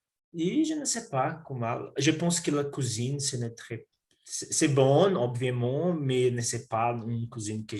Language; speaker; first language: French; non-native, learner; Portuguese